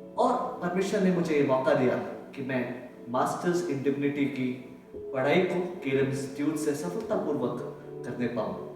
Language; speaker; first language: Hindi; native; Hindi